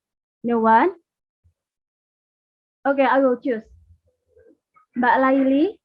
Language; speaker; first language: English; non-native, fluent; Indonesian